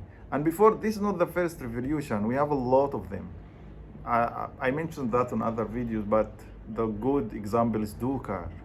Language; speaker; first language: English; non-native, fluent; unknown